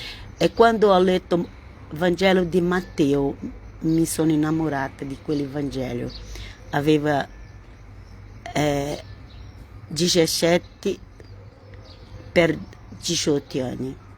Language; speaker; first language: Italian; non-native, learner; Portuguese